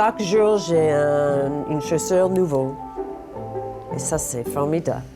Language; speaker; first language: French; non-native, fluent; English